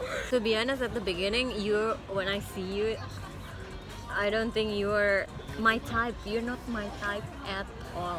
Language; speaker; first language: English; non-native, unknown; Indonesian